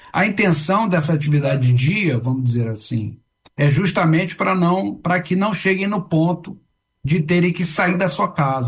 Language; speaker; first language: Portuguese; native; Portuguese